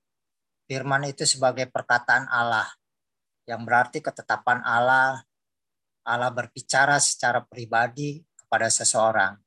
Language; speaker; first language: Indonesian; native; Indonesian